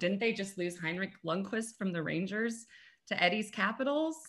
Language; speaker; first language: English; native; English